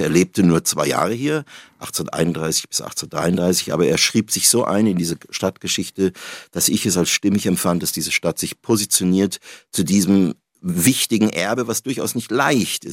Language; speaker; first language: German; native; German